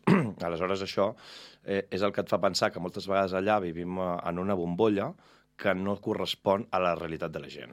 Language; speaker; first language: Catalan; native; Catalan